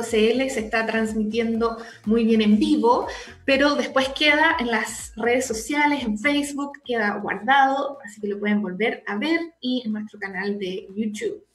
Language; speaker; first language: Spanish; native; Spanish